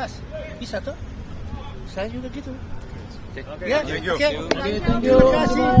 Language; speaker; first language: Indonesian; early bilingual, heritage; Indonesian